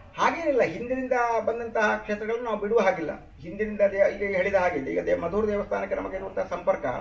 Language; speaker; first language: Kannada; non-native, local second language; Malayalam